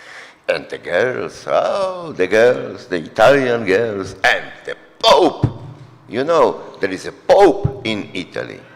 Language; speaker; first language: English; non-native, fluent; Polish